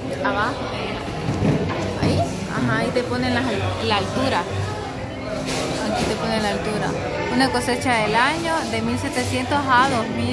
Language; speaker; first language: Spanish; native; Spanish